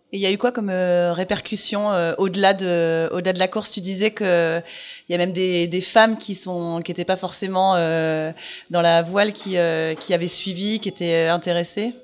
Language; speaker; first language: French; native; French